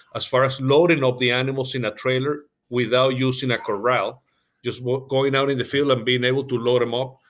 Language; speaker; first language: English; non-native, fluent; Spanish